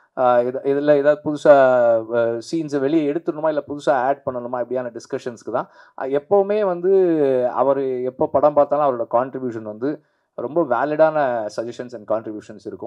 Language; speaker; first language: Tamil; native; Tamil